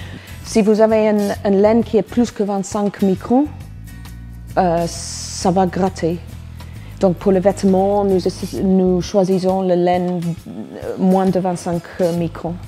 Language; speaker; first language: French; non-native, fluent; English